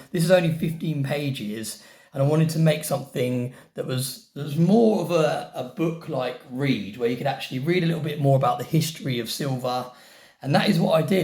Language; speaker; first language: English; native; English